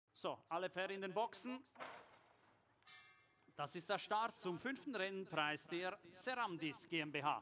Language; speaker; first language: German; native; German